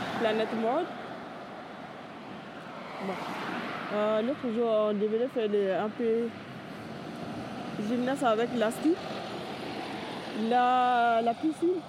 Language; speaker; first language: French; non-native, learner; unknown